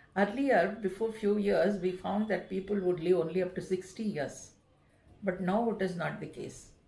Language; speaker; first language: English; non-native, local second language; Kannada